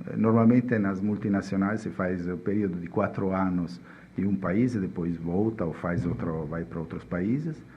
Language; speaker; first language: Portuguese; non-native, fluent; Italian